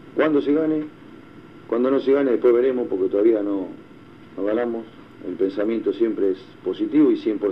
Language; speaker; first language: Spanish; native; Spanish